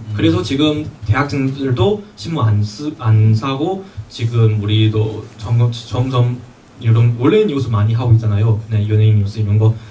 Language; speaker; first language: Korean; non-native, fluent; Chinese